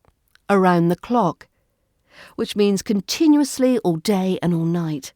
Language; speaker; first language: English; native; English